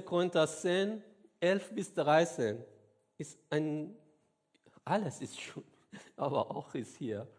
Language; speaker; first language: German; non-native, learner; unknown